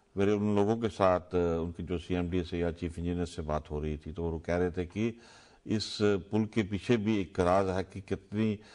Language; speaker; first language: Urdu; non-native, local second language; Dogri